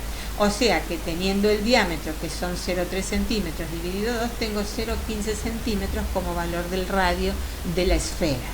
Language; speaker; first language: Spanish; native; Spanish